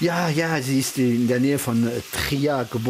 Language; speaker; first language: German; early bilingual, heritage; French